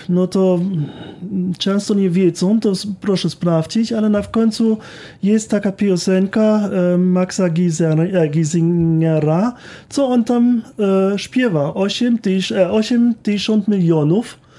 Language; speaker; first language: Polish; non-native, fluent; German